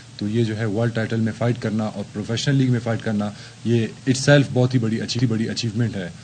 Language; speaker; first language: Urdu; non-native, local second language; Baluchi